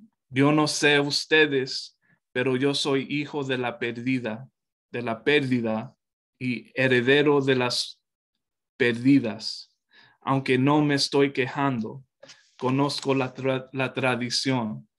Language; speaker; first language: Spanish; early bilingual, heritage; Spanish